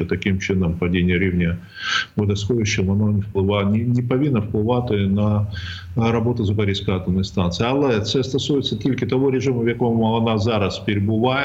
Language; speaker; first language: Ukrainian; native; Ukrainian